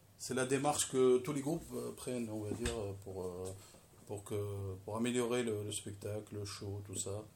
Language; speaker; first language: French; non-native, local second language; Arabic